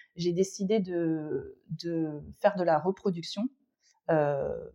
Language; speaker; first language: French; native; French